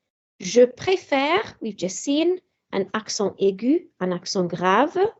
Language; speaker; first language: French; non-native, fluent; English